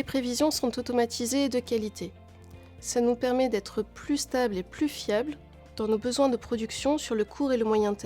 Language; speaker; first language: French; native; French